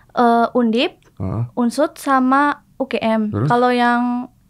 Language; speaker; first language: Indonesian; native; Indonesian